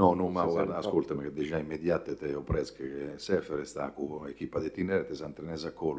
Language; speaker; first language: Romanian; non-native, fluent; Italian